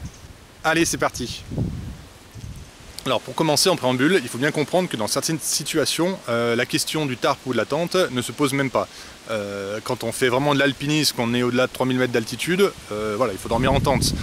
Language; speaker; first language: French; native; French